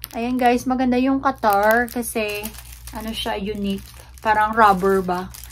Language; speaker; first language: Filipino; non-native, local second language; Hiligaynon